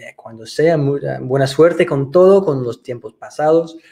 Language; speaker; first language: Spanish; non-native, fluent; English